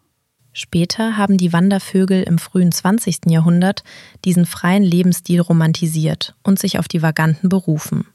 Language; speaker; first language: German; native; German